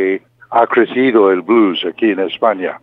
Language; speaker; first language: Spanish; non-native, fluent; English